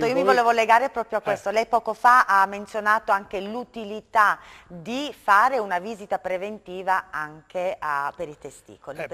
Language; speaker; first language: Italian; native; Italian